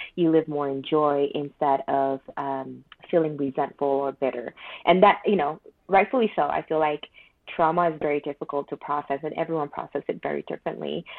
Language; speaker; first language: English; non-native, local second language; Chinese